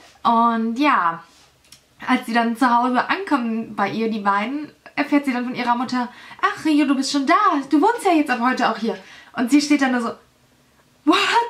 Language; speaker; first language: German; native; German